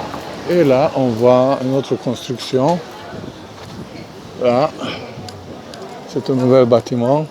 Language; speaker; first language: French; non-native, fluent; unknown